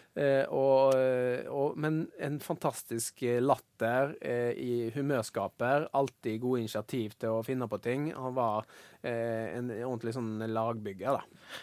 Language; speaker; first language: Norwegian; native; Norwegian